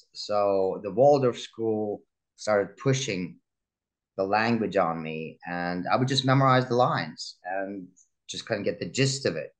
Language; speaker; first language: English; early bilingual, other home language; Russian